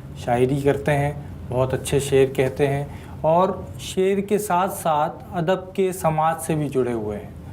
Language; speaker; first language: Urdu; native; Urdu